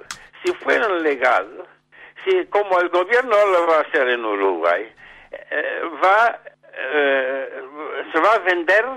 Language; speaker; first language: Spanish; non-native, fluent; Dutch